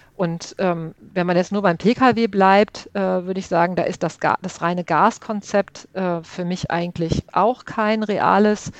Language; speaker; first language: German; native; German